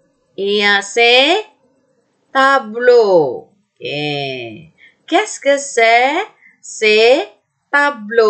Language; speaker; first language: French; non-native, fluent; Indonesian